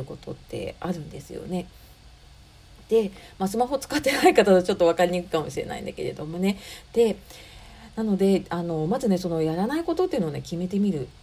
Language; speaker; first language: Japanese; native; Japanese